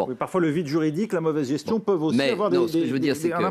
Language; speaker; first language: French; native; French